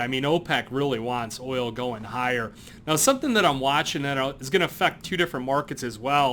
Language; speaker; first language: English; native; English